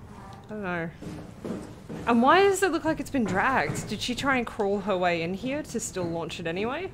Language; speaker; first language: English; native; English